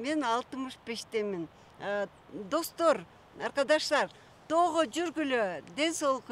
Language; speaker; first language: Turkish; non-native, learner; Kyrgyz